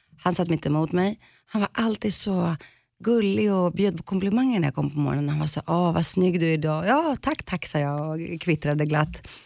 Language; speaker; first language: Swedish; early bilingual, other home language; Greek